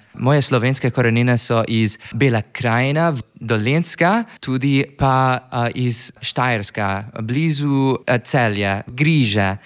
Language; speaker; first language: Slovenian; non-native, learner; English